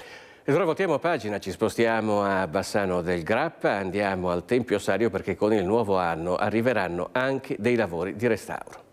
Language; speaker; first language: Italian; native; Italian